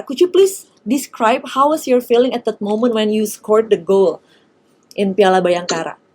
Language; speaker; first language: English; non-native, fluent; Indonesian